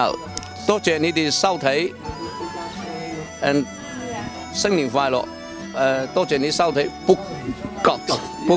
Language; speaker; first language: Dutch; non-native, learner; Cantonese